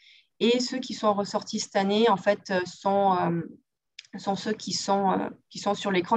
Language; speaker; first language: French; native; French